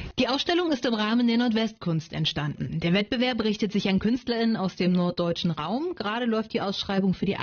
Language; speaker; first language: German; native; German